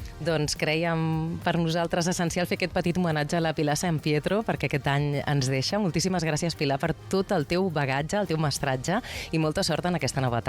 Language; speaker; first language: Catalan; native; Catalan